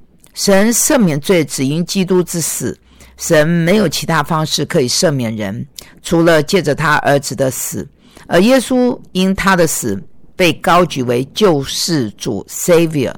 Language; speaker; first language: Chinese; native; Chinese